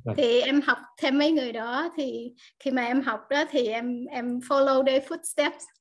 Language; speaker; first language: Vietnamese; early bilingual, heritage; Vietnamese